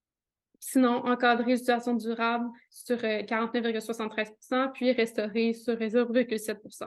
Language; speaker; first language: French; native; French